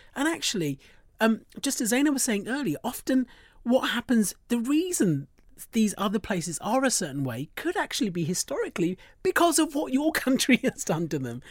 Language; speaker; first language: English; early bilingual, other home language; Hindi